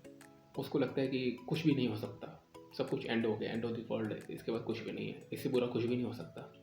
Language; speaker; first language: Hindi; non-native, local second language; Punjabi